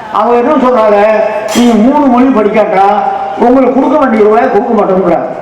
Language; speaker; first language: Tamil; native; Tamil